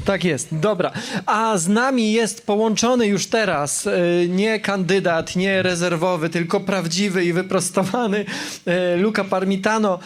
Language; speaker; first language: Polish; native; Polish